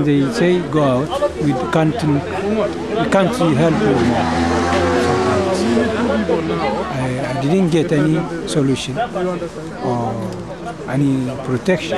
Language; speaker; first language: English; non-native, learner; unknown